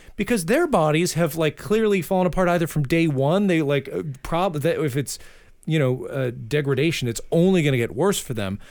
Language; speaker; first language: English; native; English